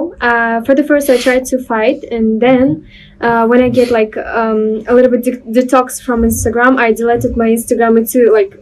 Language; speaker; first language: English; non-native, learner; Russian